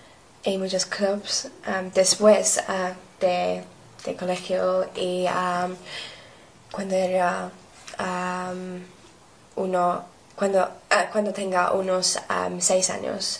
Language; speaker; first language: Spanish; non-native, learner; English